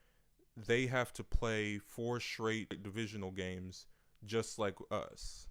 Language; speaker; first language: English; native; English